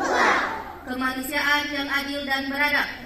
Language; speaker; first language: Indonesian; native; Indonesian